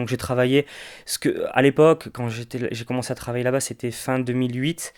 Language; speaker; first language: French; native; French